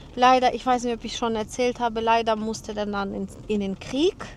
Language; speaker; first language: German; non-native, fluent; Ukrainian